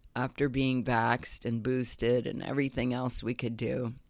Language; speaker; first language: English; native; English